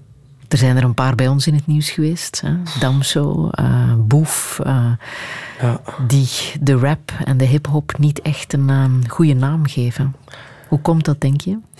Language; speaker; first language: Dutch; native; Dutch